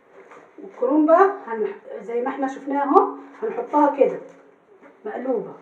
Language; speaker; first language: Arabic; native; Arabic